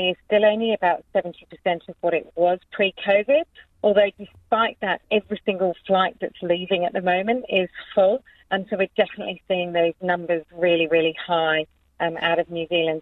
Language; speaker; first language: English; native; English